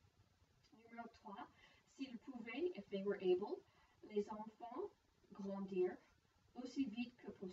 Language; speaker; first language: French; non-native, fluent; English